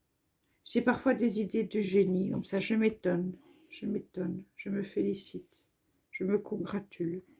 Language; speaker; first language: French; native; French